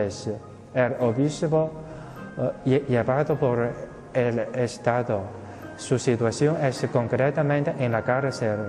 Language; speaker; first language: Spanish; non-native, fluent; Chinese